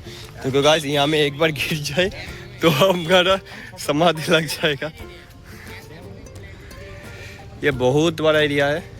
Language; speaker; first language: Hindi; non-native, local second language; Bangla